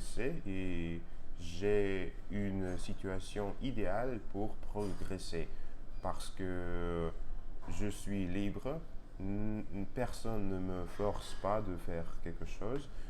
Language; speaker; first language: French; non-native, learner; Russian